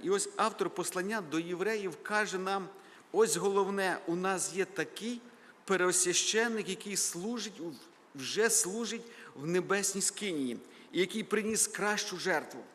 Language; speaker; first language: Ukrainian; native; Ukrainian